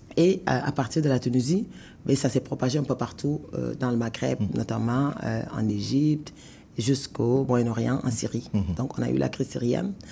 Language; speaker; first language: French; non-native, local second language; Wolof